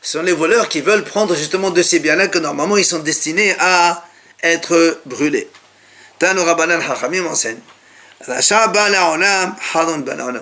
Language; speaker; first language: French; native; French